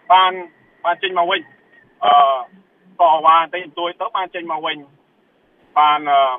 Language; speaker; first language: Khmer; early bilingual, heritage; Khmer